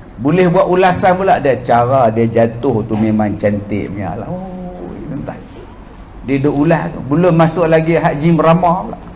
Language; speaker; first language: Malay; native; Malay